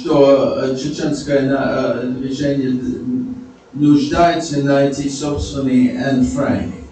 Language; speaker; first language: Russian; non-native, fluent; English